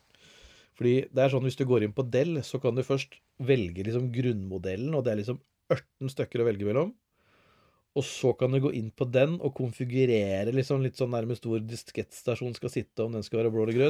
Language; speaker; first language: Norwegian; native; Norwegian